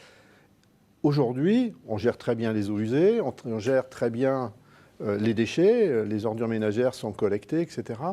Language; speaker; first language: French; native; French